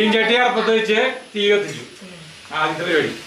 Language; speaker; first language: Malayalam; native; Malayalam